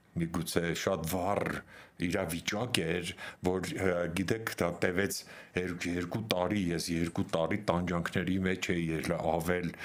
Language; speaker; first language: Armenian; native; Armenian